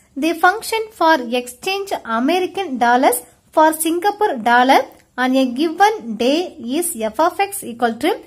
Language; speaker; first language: English; non-native, local second language; Tamil